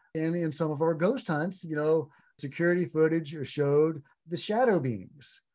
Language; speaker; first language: English; native; English